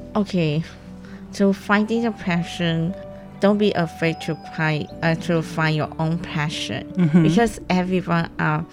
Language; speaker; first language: English; non-native, local second language; Chinese